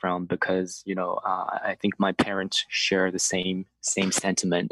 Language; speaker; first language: English; non-native, fluent; Chinese